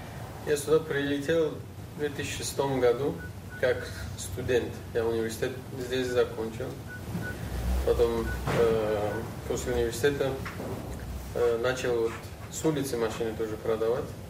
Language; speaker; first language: Russian; non-native, local second language; Uzbek